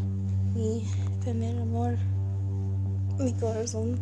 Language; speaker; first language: Spanish; non-native, learner; English